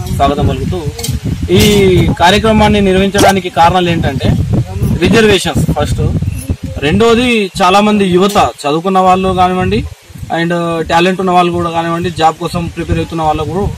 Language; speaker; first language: Telugu; non-native, local second language; Lambadi